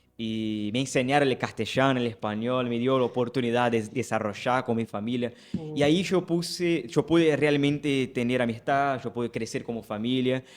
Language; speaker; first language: Spanish; non-native, fluent; Portuguese